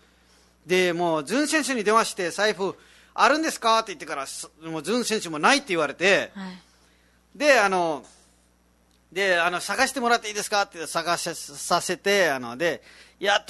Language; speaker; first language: Japanese; non-native, fluent; Nepali